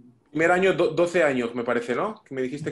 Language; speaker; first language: Spanish; native; Spanish